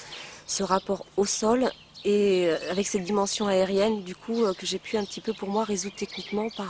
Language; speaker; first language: French; native; French